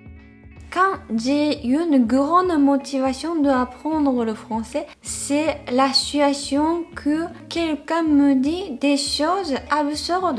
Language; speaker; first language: French; non-native, fluent; Japanese